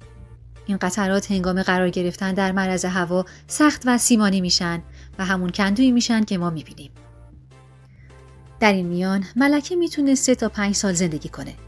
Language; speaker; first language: Persian; native; Persian